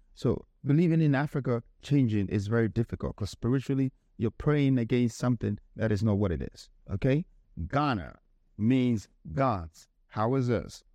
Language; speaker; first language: English; non-native, local second language; Akan